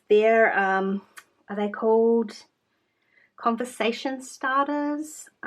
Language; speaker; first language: English; native; English